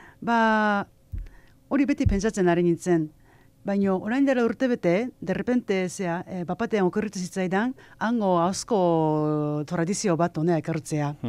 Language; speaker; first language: Basque; non-native, fluent; Japanese